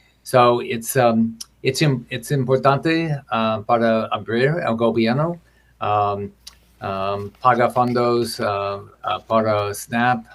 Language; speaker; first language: Spanish; non-native, learner; English